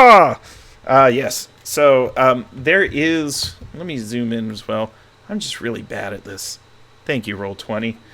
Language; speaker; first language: English; native; English